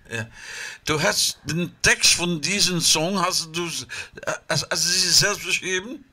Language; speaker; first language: German; non-native, learner; Dutch